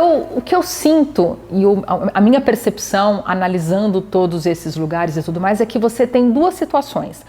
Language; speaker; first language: Portuguese; native; Portuguese